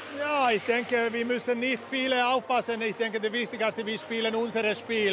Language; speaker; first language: German; non-native, learner; Finnish